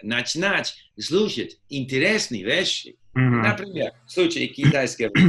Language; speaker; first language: Russian; non-native, fluent; English